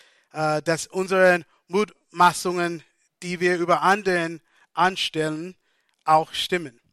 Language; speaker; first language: German; non-native, fluent; English